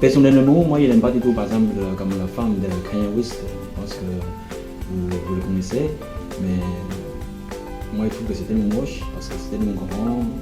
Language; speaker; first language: French; non-native, fluent; Chinese